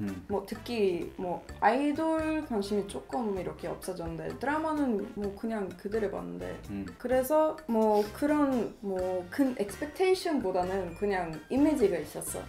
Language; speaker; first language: Korean; non-native, fluent; Swedish